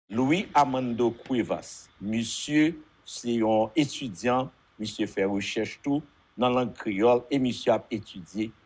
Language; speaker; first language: Haitian Creole; native; Haitian Creole